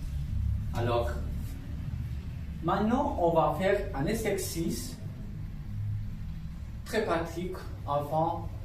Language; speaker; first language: French; non-native, fluent; Spanish